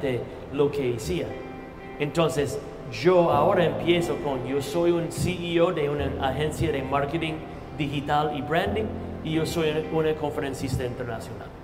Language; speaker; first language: Spanish; non-native, fluent; English